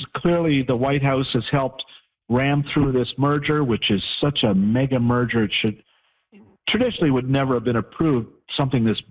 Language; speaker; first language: English; native; English